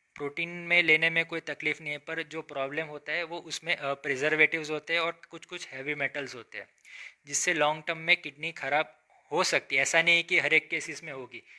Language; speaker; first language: Hindi; non-native, local second language; Gujarati